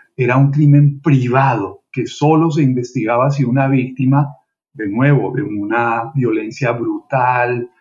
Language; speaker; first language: Spanish; native; Spanish